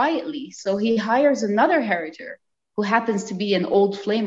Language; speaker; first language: English; non-native, fluent; Arabic